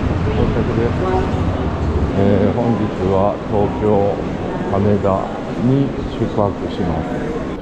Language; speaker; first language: Japanese; native; Japanese